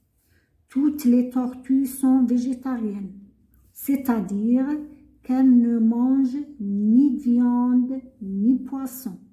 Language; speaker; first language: French; non-native, local second language; Arabic